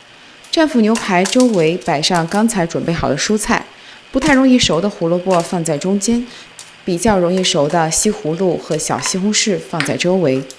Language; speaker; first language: Chinese; native; Chinese